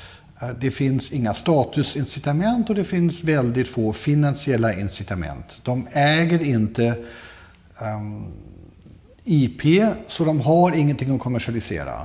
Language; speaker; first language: Swedish; non-native, fluent; German